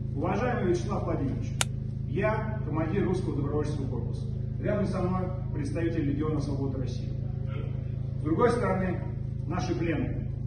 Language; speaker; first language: Russian; native; Russian